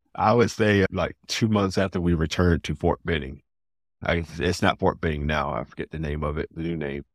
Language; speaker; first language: English; native; English